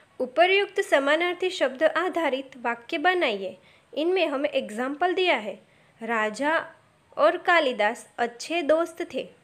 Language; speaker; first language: Hindi; non-native, local second language; Gujarati